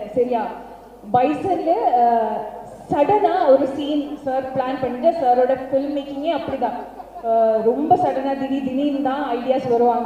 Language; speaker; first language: Tamil; non-native, fluent; Malayalam